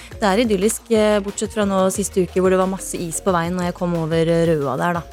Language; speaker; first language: Norwegian; native; Norwegian